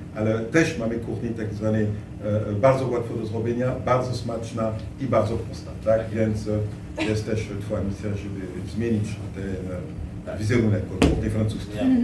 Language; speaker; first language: Polish; non-native, fluent; French